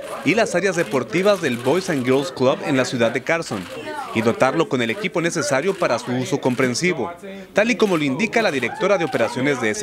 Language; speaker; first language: Spanish; native; Spanish